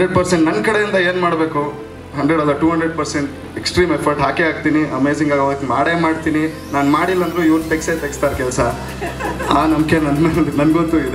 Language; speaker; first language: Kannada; native; Kannada